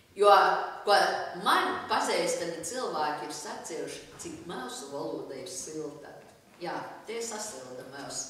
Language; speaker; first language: Latvian; native; Latvian